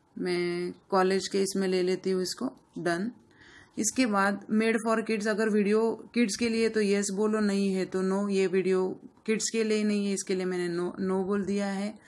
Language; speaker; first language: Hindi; non-native, local second language; Marathi